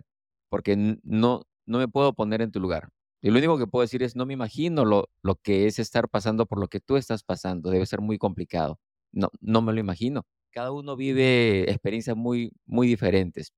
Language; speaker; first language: Spanish; native; Spanish